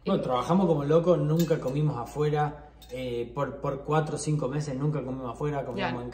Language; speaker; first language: Spanish; native; Spanish